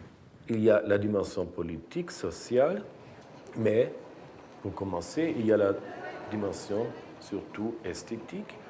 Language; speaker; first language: French; non-native, fluent; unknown